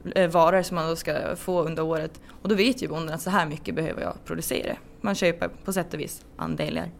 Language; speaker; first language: Swedish; native; Swedish